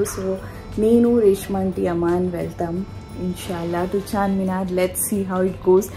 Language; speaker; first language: Telugu; non-native, local second language; Urdu